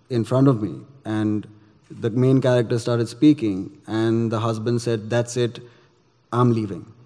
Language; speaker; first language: English; non-native, local second language; Gujarati